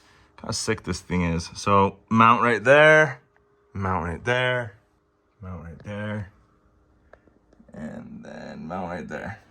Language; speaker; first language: English; native; English